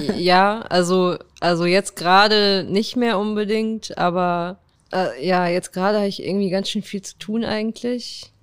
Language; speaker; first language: German; native; German